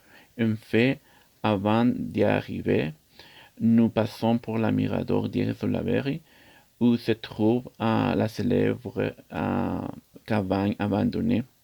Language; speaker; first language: French; non-native, learner; Spanish